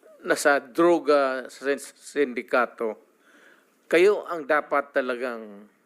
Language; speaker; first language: Filipino; non-native, local second language; Cebuano